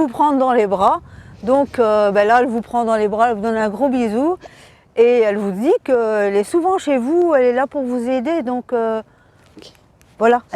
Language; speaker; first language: French; native; French